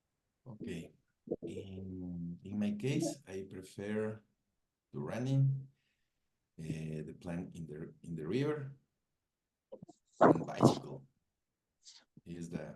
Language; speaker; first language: English; non-native, learner; Spanish